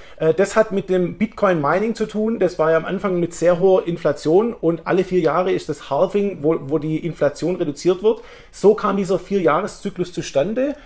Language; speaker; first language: German; early bilingual, heritage; German